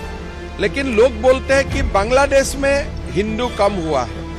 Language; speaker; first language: Hindi; non-native, local second language; Assamese